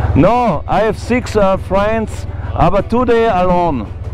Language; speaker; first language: English; non-native, learner; German